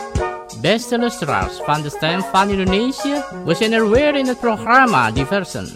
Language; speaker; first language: Dutch; non-native, fluent; Indonesian